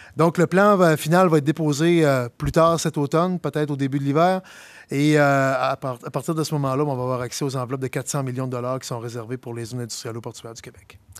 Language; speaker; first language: French; native; French